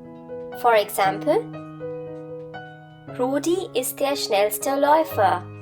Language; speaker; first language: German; non-native, fluent; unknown